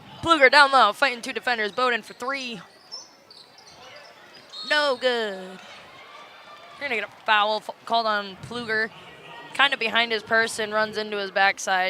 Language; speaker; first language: English; native; English